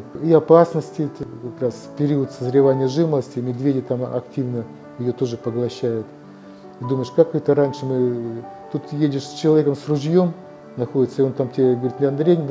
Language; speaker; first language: Russian; native; Russian